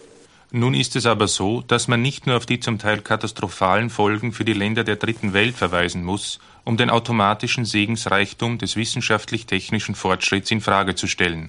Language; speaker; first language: German; native; German